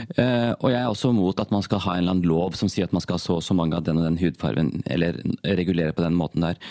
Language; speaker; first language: Norwegian; early bilingual, other home language; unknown